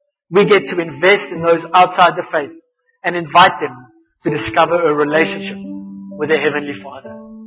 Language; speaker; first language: English; non-native, local second language; Afrikaans